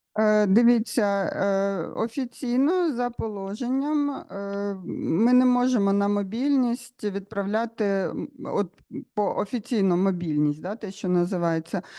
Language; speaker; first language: Ukrainian; native; Ukrainian